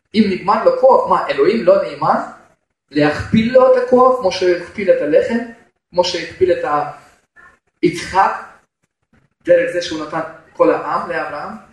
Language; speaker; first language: Hebrew; non-native, fluent; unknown